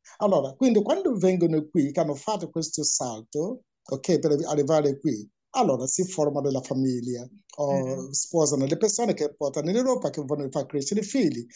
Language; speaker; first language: Italian; non-native, fluent; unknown